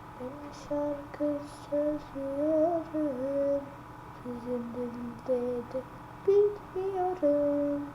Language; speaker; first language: Turkish; non-native, learner; Azerbaijani